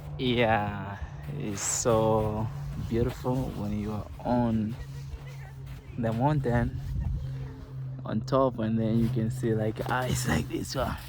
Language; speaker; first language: English; non-native, learner; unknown